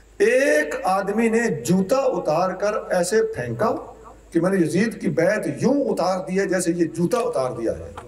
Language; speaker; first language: Urdu; non-native, local second language; Punjabi